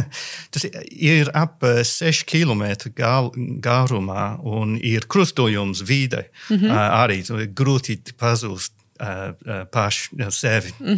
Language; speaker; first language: Latvian; non-native, learner; English